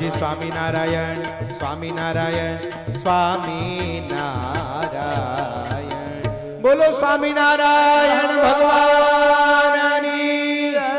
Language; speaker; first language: Hindi; non-native, local second language; Gujarati